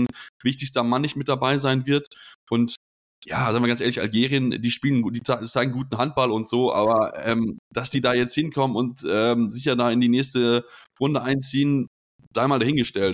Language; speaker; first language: German; native; German